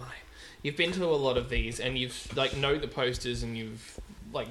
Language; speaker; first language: English; native; English